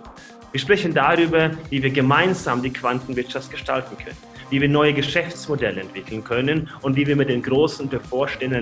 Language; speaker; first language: German; non-native, fluent; Norwegian